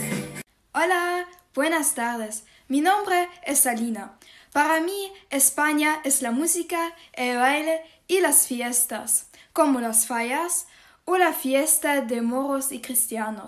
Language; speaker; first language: Spanish; non-native, learner; German